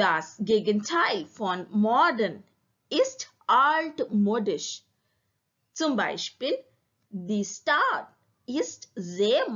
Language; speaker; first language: German; non-native, learner; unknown